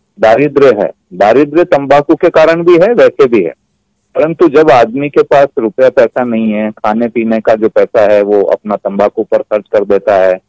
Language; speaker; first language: Hindi; native; Hindi